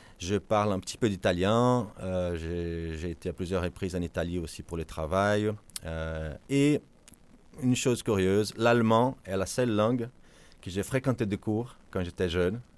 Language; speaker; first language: French; non-native, fluent; Portuguese